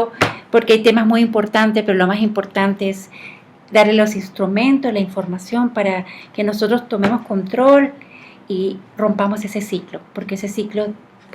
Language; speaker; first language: Spanish; native; Spanish